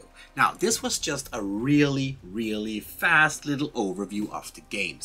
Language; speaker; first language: English; non-native, fluent; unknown